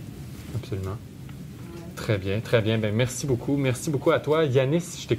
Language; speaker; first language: French; native; French